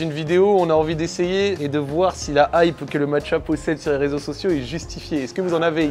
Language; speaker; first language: French; native; French